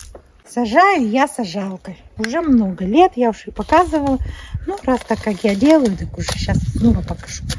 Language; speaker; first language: Russian; native; Russian